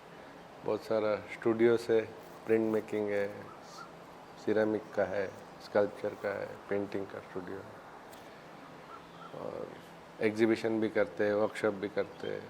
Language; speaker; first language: Hindi; non-native, local second language; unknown